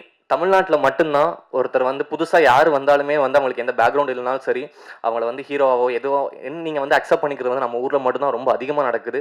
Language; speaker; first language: Tamil; native; Tamil